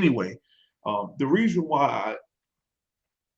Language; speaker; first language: English; native; English